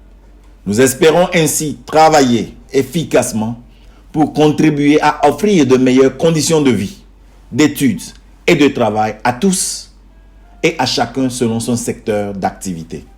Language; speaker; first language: French; native; French